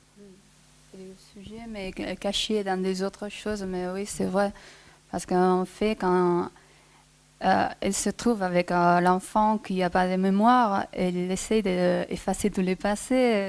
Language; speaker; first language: French; non-native, fluent; Spanish